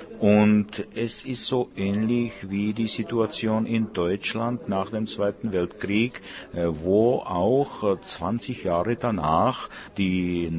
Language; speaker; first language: German; non-native, fluent; Czech